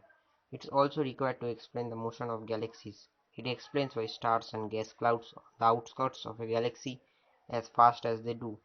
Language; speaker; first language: English; non-native, fluent; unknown